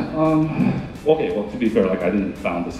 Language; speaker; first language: English; native; English